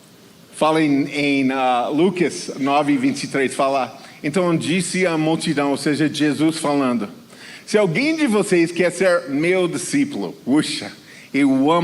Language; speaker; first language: Portuguese; non-native, fluent; English